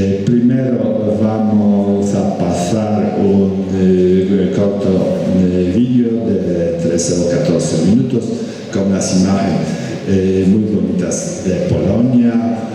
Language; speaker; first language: Spanish; non-native, fluent; Polish